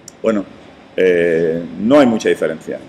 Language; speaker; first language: Spanish; native; Spanish